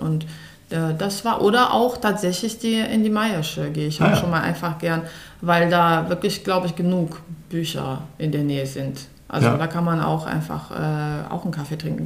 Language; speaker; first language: German; early bilingual, other home language; Russian